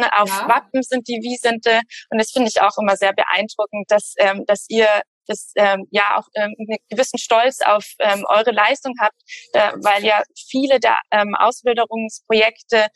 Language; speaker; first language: German; native; German